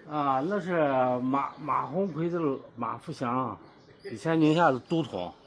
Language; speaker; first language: Chinese; native; Chinese